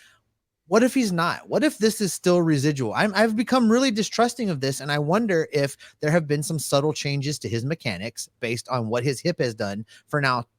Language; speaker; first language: English; native; English